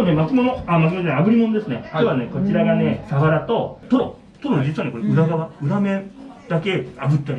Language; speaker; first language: Japanese; native; Japanese